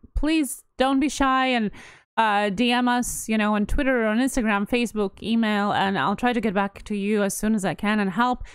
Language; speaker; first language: English; non-native, fluent; Latvian